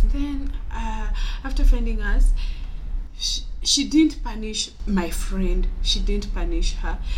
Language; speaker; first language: English; non-native, local second language; Luo (Kenya and Tanzania)